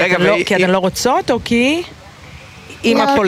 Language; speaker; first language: Hebrew; native; Hebrew